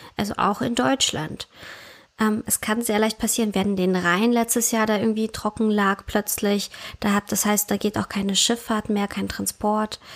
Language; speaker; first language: German; early bilingual, other home language; Russian